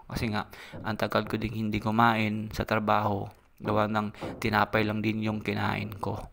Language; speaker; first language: Filipino; non-native, local second language; Cebuano